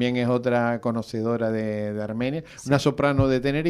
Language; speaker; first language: Spanish; native; Spanish